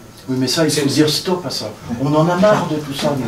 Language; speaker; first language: French; native; French